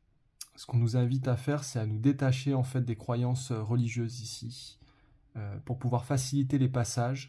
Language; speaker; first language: French; native; French